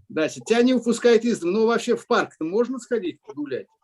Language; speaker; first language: Russian; native; Russian